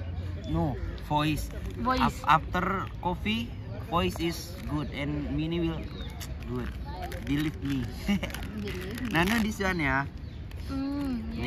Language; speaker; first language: English; non-native, learner; Indonesian